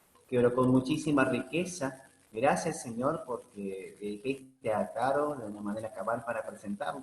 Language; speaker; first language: Spanish; native; Spanish